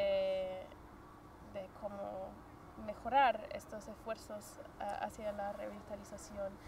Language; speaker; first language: Spanish; non-native, fluent; English